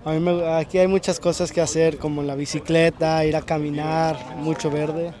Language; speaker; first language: Spanish; early bilingual, heritage; Spanish